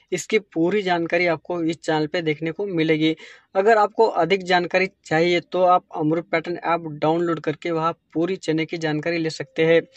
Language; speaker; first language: Hindi; non-native, local second language; Marathi